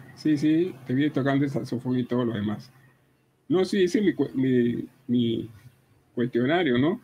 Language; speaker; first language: Spanish; native; Spanish